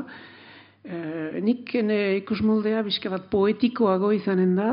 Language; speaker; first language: Basque; native; Basque